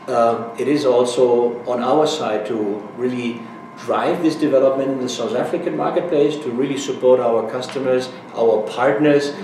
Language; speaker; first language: English; non-native, fluent; German